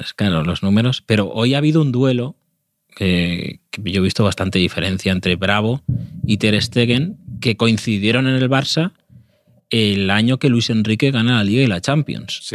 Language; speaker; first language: Spanish; native; Spanish